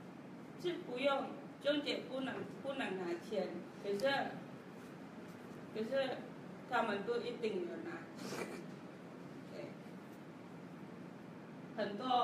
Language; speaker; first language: Chinese; non-native, learner; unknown